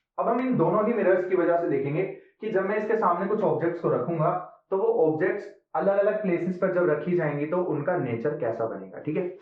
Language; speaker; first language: Hindi; native; Hindi